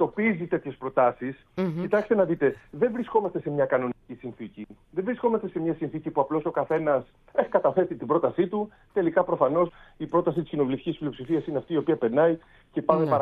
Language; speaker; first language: Greek; native; Greek